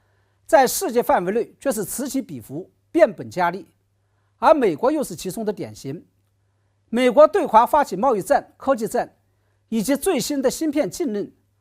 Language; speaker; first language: Chinese; native; Chinese